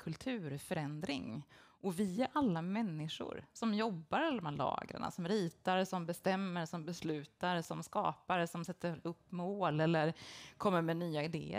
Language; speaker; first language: Swedish; native; Swedish